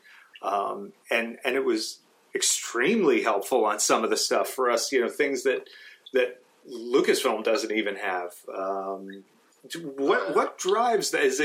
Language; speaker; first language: English; native; English